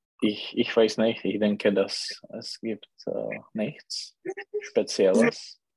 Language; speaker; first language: German; non-native, learner; Czech